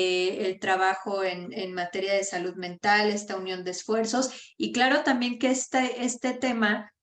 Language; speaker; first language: Spanish; native; Spanish